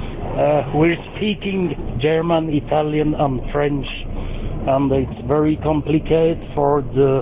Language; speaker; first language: English; non-native, learner; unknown